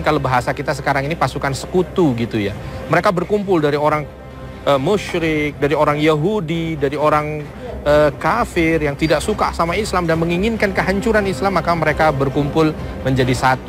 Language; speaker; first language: Indonesian; native; Indonesian